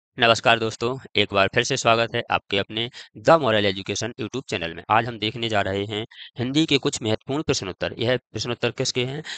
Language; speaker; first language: Hindi; native; Hindi